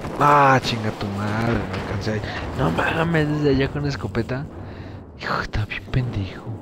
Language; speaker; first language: Spanish; native; Spanish